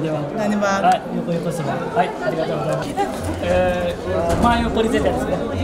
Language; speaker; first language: Japanese; non-native, fluent; Newari